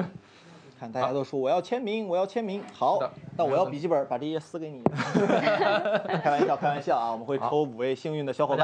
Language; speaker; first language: Chinese; native; Chinese